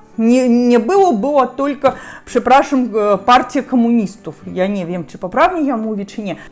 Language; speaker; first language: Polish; non-native, learner; Russian